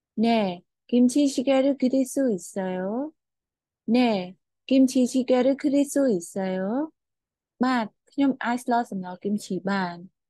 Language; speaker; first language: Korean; non-native, fluent; Khmer